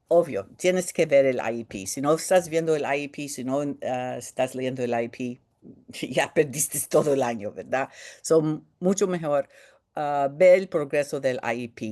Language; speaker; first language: Spanish; early bilingual, heritage; Spanish